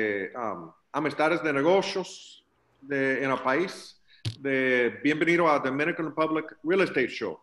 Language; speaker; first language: Spanish; non-native, learner; English